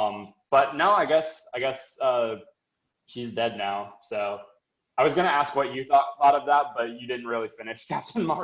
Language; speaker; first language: English; native; English